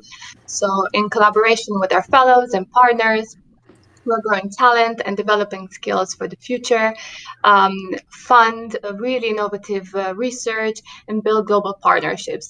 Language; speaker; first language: English; non-native, fluent; Romanian